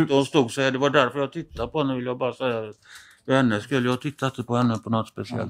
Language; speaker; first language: Swedish; native; Swedish